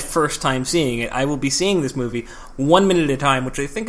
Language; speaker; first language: English; native; English